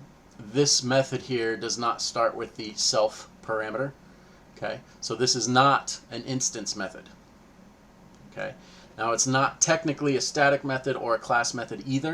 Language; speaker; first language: English; native; English